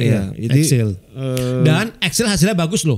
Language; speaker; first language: Indonesian; native; Indonesian